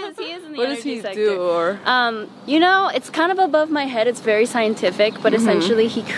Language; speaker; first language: English; early bilingual, other home language; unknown